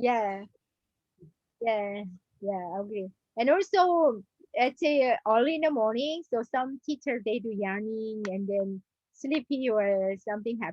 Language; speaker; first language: English; non-native, learner; Korean